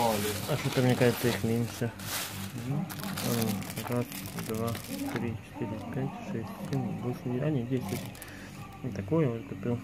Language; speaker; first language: Russian; native; Russian